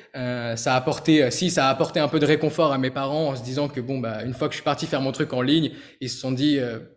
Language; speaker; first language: French; native; French